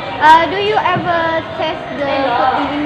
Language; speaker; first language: English; non-native, learner; Indonesian